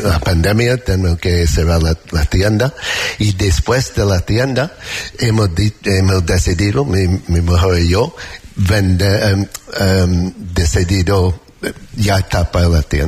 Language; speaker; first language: Spanish; non-native, learner; English